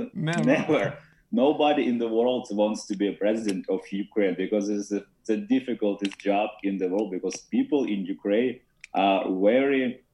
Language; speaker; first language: English; non-native, learner; Ukrainian